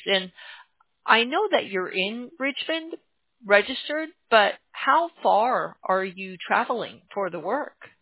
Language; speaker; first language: English; native; English